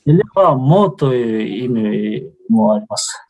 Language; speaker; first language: Japanese; non-native, fluent; Kyrgyz